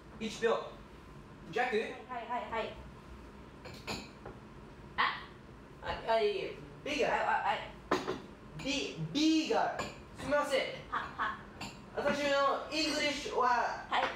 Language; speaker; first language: Japanese; non-native, learner; English